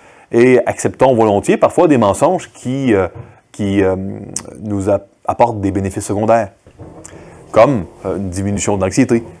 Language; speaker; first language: French; native; French